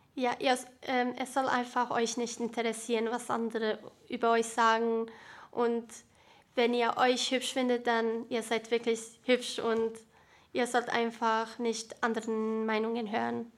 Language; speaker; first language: German; early bilingual, other home language; Bosnian